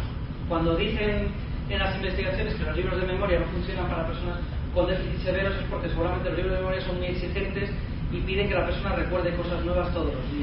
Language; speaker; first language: Spanish; native; Spanish